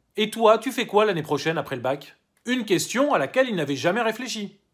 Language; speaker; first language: French; native; French